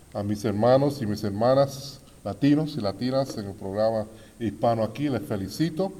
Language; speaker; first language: Spanish; early bilingual, heritage; Spanish